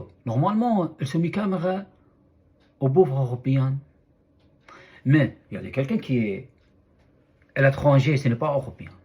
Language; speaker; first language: French; non-native, fluent; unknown